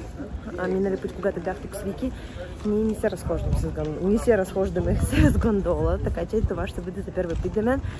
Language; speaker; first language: Bulgarian; non-native, fluent; Russian